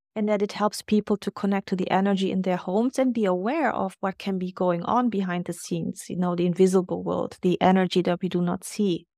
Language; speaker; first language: English; non-native, fluent; German